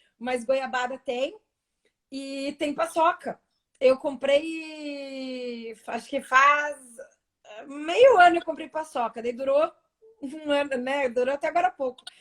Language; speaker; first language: Portuguese; native; Portuguese